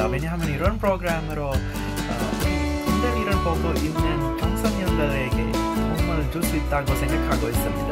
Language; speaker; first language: Korean; non-native, learner; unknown